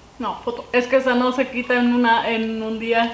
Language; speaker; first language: Spanish; native; Spanish